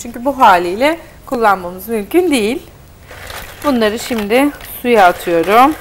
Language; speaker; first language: Turkish; native; Turkish